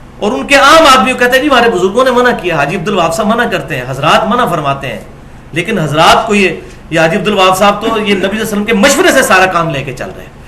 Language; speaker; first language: Urdu; non-native, local second language; Punjabi